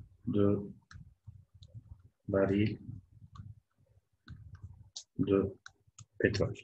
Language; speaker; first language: French; non-native, local second language; Arabic